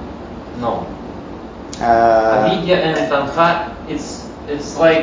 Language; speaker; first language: English; non-native, learner; Russian